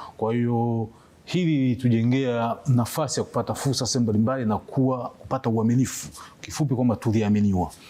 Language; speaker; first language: Swahili; native; Swahili